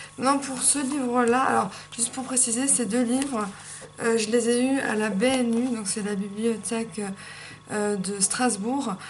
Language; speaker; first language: French; native; French